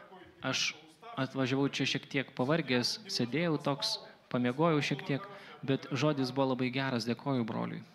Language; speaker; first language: Lithuanian; native; Lithuanian